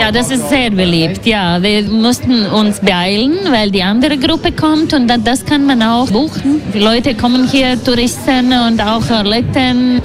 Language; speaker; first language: German; non-native, learner; Latvian